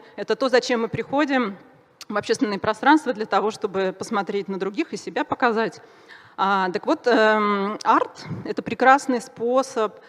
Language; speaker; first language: Russian; native; Russian